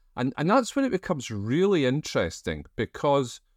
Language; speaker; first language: English; native; English